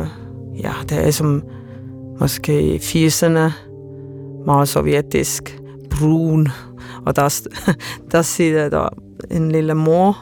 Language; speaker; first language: Danish; non-native, fluent; Estonian